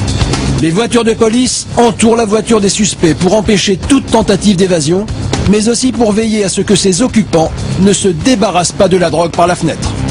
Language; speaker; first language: French; native; French